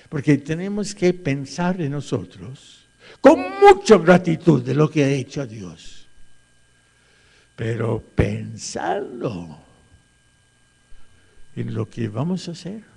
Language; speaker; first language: Spanish; non-native, fluent; English